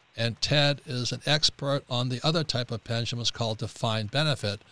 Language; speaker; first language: English; native; English